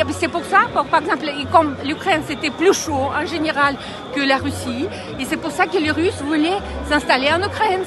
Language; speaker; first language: French; non-native, fluent; Russian